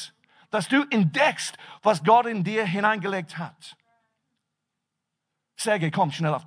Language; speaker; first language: German; non-native, fluent; English